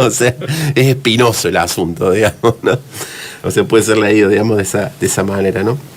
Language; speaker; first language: Spanish; native; Spanish